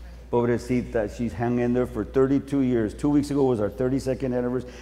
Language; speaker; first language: English; early bilingual, other home language; Spanish